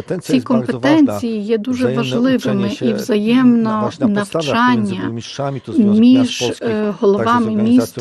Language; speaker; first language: Ukrainian; non-native, fluent; Polish